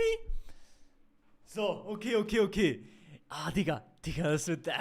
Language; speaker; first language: German; native; German